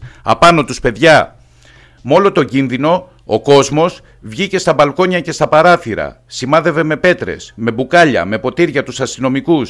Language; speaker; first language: Greek; native; Greek